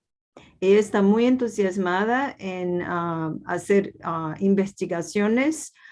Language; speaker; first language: Spanish; non-native, fluent; Portuguese